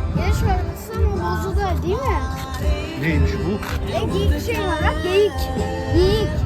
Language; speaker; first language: Turkish; early bilingual, heritage; Turkish